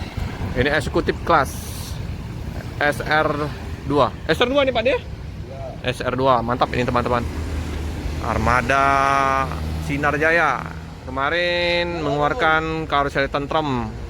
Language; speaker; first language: Indonesian; native; Indonesian